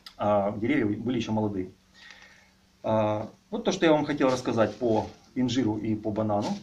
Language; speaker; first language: Russian; native; Russian